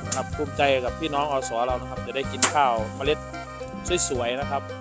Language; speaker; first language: Thai; non-native, local second language; Northeastern Thai